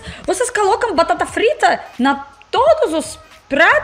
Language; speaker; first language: Portuguese; non-native, learner; Russian